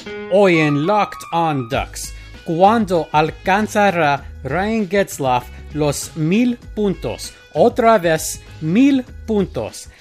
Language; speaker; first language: Spanish; non-native, learner; English